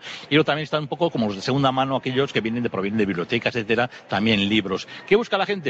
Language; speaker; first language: Spanish; native; Spanish